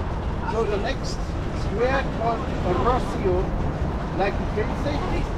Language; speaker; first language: English; non-native, fluent; Portuguese